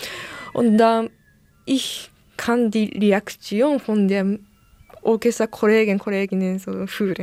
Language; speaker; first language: German; non-native, learner; Japanese